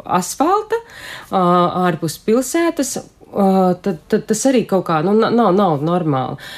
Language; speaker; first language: Latvian; native; Latvian